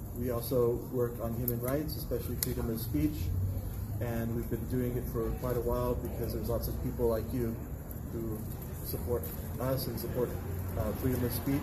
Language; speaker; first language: English; native; English